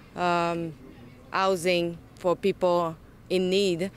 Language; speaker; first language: English; non-native, fluent; French